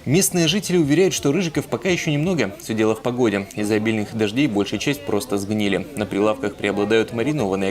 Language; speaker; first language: Russian; native; Russian